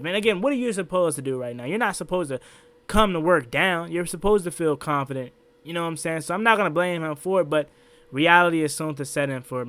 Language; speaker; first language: English; native; English